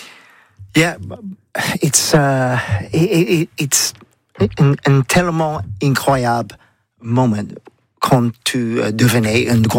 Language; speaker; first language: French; non-native, learner; English